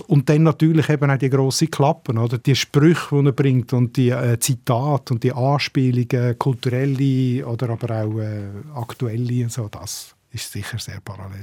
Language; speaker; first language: German; native; German